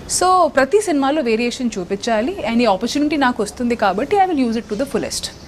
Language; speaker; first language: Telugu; non-native, local second language; Hindi